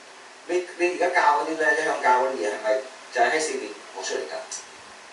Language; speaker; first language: Cantonese; early bilingual, heritage; Cantonese